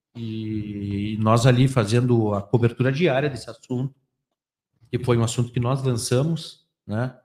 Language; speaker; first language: Portuguese; native; Portuguese